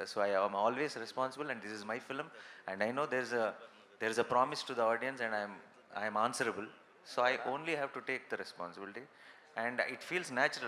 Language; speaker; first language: Telugu; native; Telugu